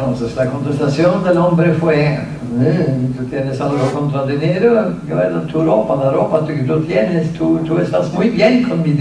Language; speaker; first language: Spanish; non-native, fluent; Norwegian